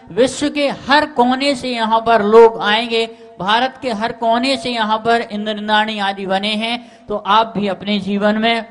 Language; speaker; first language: Hindi; native; Hindi